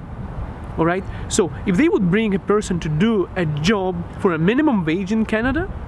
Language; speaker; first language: English; non-native, local second language; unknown